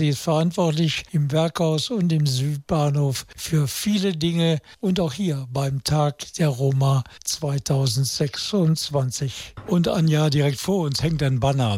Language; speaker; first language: German; native; German